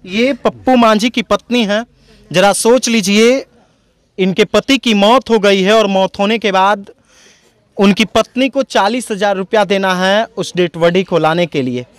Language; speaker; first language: Hindi; native; Hindi